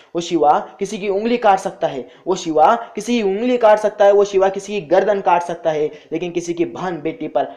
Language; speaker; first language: Hindi; non-native, local second language; Marathi